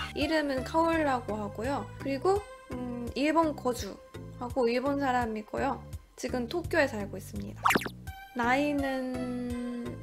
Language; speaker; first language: Korean; non-native, fluent; Japanese